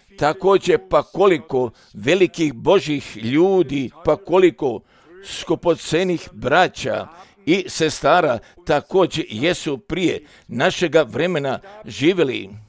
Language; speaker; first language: Croatian; early bilingual, heritage; Croatian